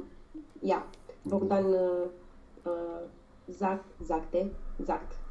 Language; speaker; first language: German; non-native, learner; Romanian